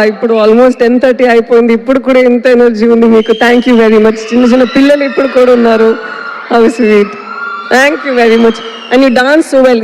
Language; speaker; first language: Telugu; non-native, local second language; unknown